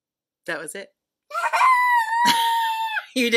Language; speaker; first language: English; native; English